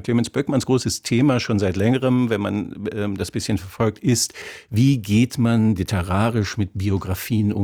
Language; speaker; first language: German; native; German